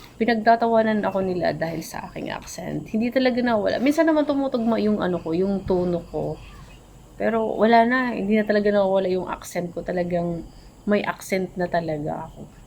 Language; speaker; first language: Filipino; non-native, local second language; Waray